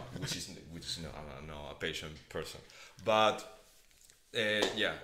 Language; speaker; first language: English; non-native, fluent; Spanish